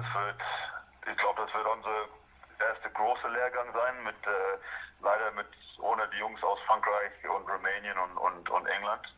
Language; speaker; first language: German; non-native, fluent; Afrikaans